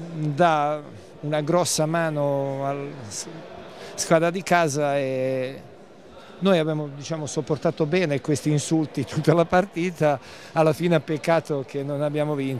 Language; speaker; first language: Italian; non-native, learner; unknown